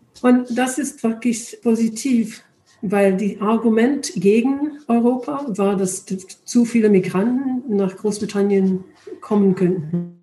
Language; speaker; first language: German; non-native, learner; English